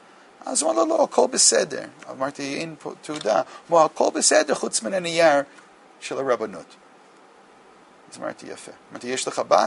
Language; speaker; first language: Hebrew; non-native, fluent; English